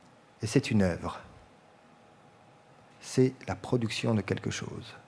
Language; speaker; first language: French; native; French